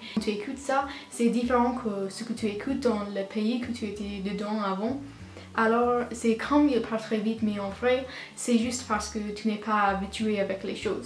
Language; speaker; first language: French; non-native, learner; English